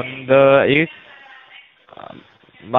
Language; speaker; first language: German; non-native, learner; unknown